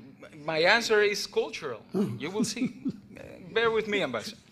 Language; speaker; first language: English; non-native, fluent; Spanish